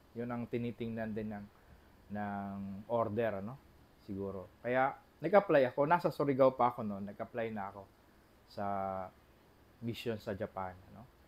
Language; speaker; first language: Filipino; non-native, local second language; Bikol